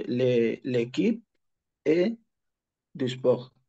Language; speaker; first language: French; non-native, learner; Spanish